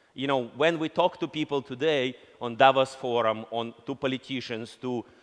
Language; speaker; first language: English; non-native, fluent; Russian